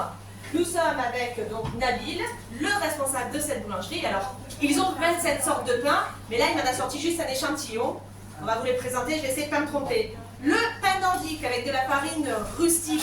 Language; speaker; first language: French; native; French